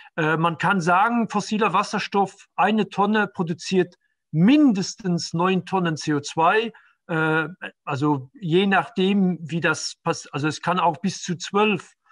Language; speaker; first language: German; non-native, local second language; Luxembourgish